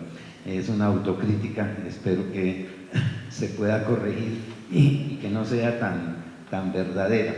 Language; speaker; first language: Spanish; native; Spanish